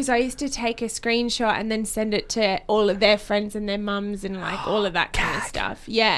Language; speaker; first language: English; non-native, local second language; Romanian